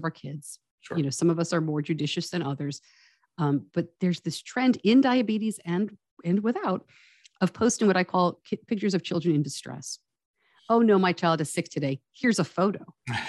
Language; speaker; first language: English; native; English